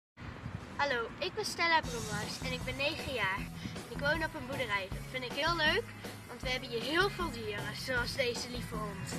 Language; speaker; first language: Dutch; native; Dutch